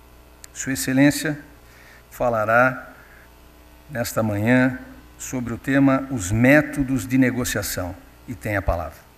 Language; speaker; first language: Portuguese; native; Portuguese